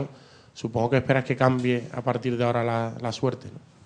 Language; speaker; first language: Spanish; native; Spanish